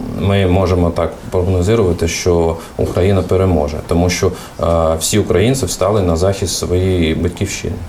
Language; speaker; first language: Ukrainian; non-native, fluent; Russian